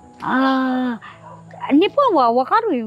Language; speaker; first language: Japanese; non-native, learner; Filipino